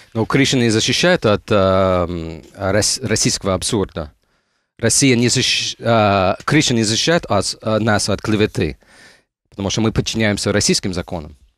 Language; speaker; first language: Russian; non-native, fluent; English